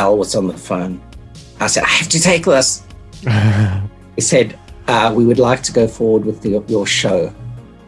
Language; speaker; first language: English; native; English